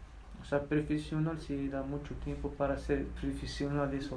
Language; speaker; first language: Spanish; non-native, learner; Berber languages